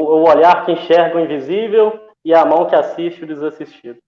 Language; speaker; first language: Portuguese; native; Portuguese